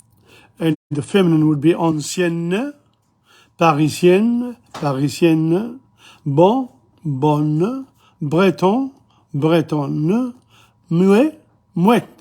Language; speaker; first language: French; non-native, fluent; English